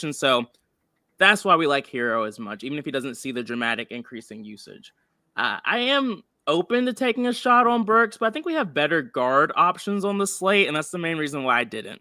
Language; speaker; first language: English; native; English